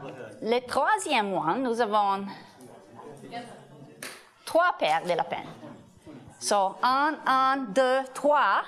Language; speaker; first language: French; non-native, learner; Italian